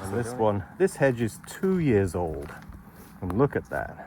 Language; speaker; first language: English; native; English